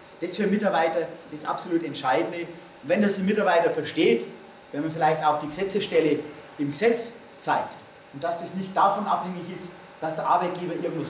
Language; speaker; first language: German; native; German